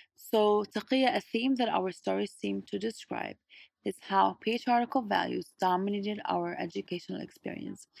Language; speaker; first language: English; early bilingual, other home language; Arabic